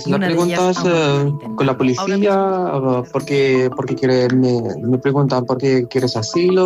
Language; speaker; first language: Spanish; non-native, learner; Arabic